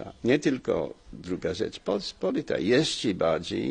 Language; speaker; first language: Polish; non-native, fluent; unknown